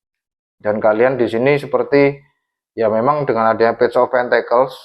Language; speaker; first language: Indonesian; native; Indonesian